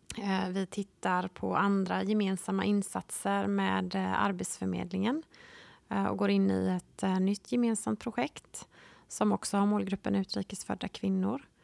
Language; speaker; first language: Swedish; native; Swedish